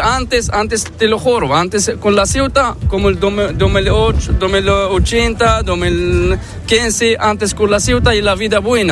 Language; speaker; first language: Spanish; non-native, learner; Arabic